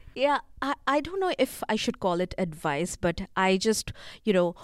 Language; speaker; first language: English; non-native, local second language; Bangla